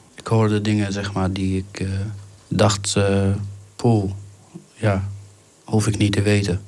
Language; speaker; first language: Dutch; non-native, fluent; Arabic